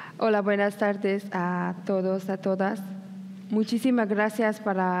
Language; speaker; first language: Spanish; non-native, learner; Persian